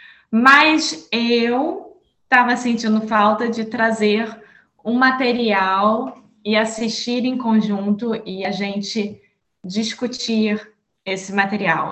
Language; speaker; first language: Portuguese; native; Portuguese